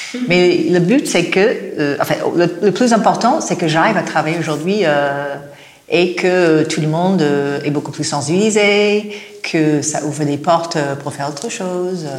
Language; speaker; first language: French; non-native, fluent; English